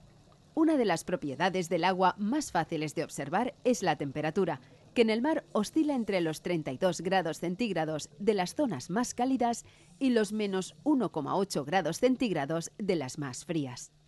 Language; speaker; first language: Spanish; native; Spanish